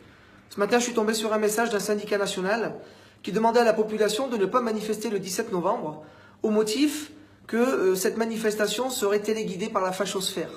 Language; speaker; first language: French; native; French